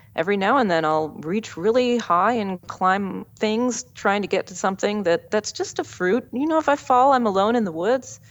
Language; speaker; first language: English; native; English